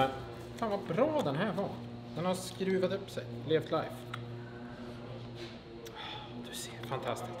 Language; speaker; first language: Swedish; native; Swedish